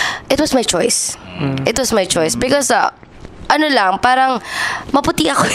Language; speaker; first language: English; non-native, local second language; Cebuano